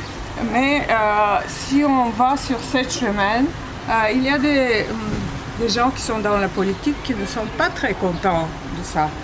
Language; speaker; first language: French; non-native, fluent; Bulgarian